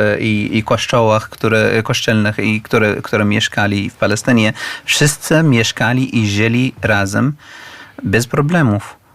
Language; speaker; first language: Polish; non-native, learner; Arabic